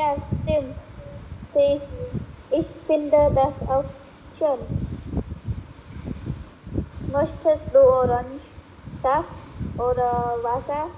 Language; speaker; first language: German; non-native, learner; Khmer